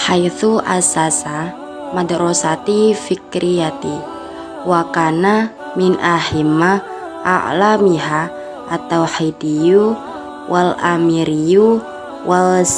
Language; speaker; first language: Arabic; non-native, learner; Indonesian